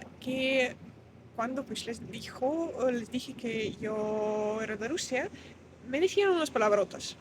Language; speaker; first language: Spanish; non-native, fluent; Russian